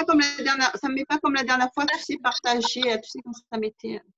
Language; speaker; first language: French; native; French